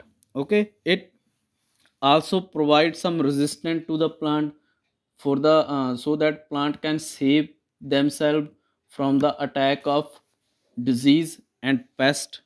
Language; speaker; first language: English; non-native, local second language; Punjabi